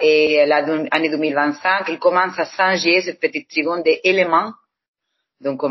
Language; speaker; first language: French; non-native, fluent; Spanish